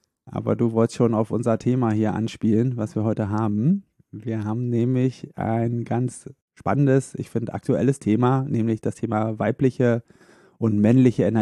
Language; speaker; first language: German; native; German